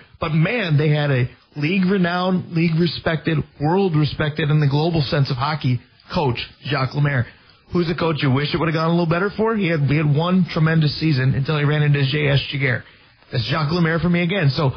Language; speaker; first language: English; native; English